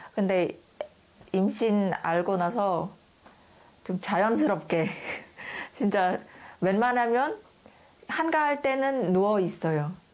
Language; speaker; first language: Korean; non-native, fluent; Khmer